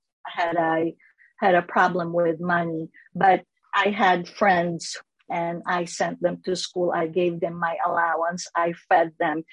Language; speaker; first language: English; non-native, local second language; Filipino